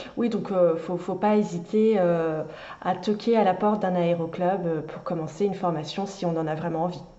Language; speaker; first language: French; native; French